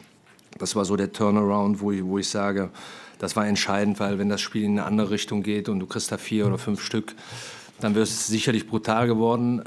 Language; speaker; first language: German; native; German